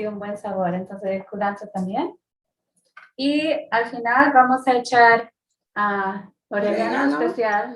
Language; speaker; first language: Spanish; early bilingual, heritage; Spanish